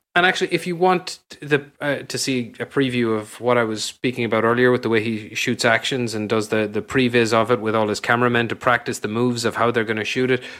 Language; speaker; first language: English; native; English